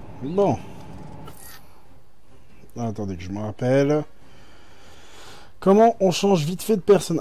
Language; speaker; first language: French; native; French